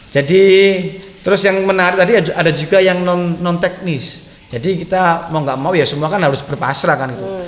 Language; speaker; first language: Indonesian; native; Indonesian